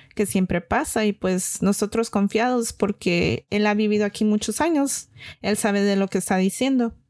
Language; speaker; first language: Spanish; early bilingual, heritage; Spanish